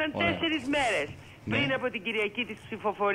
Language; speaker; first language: Greek; native; Greek